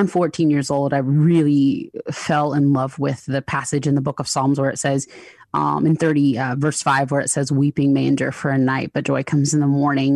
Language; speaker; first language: English; native; English